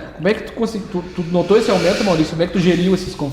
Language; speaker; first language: Portuguese; native; Portuguese